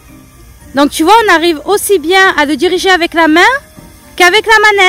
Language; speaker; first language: French; native; French